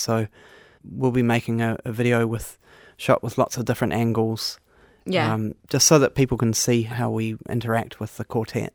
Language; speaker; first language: English; native; English